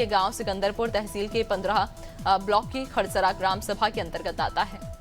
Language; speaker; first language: Hindi; native; Hindi